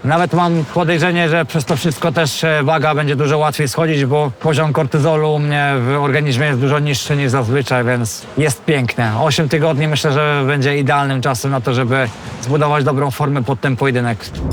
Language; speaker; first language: Polish; native; Polish